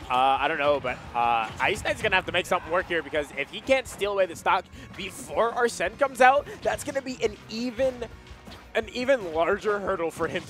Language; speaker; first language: English; native; English